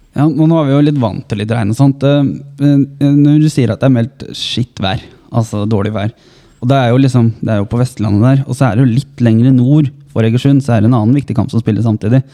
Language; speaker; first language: Norwegian; native; Norwegian